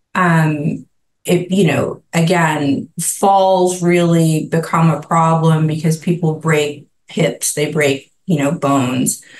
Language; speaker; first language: English; native; English